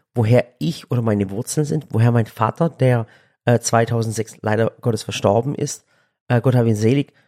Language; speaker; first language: German; early bilingual, other home language; Turkish